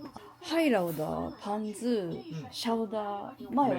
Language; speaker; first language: Chinese; non-native, learner; Japanese